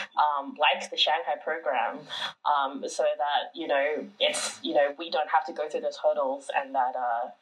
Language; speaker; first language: English; early bilingual, other home language; Chinese